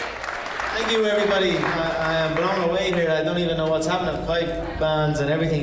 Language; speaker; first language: English; native; English